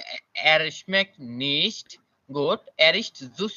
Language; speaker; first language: German; non-native, learner; Bangla